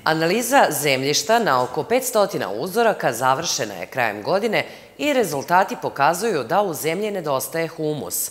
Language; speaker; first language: Serbian; native; Serbian